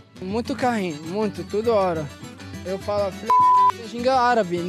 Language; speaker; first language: Portuguese; non-native, learner; Arabic